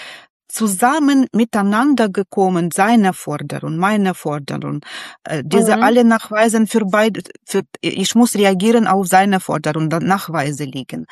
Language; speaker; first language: German; non-native, learner; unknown